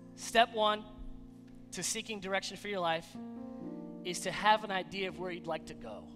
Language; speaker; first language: English; native; English